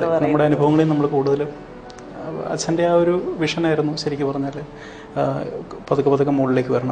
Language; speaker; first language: Malayalam; native; Malayalam